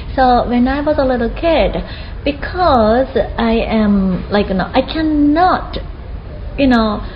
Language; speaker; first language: English; non-native, fluent; Japanese